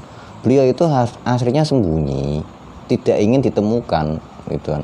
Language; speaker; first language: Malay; non-native, local second language; Javanese